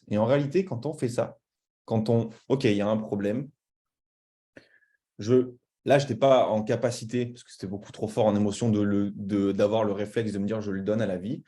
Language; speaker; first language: French; native; French